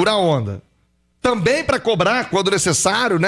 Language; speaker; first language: Portuguese; native; Portuguese